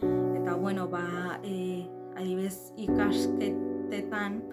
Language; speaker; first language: Basque; non-native, fluent; Arabic